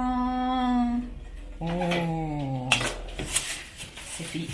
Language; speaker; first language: French; non-native, learner; Japanese